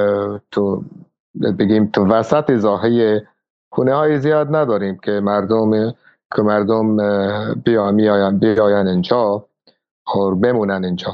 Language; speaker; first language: Persian; non-native, fluent; Arabic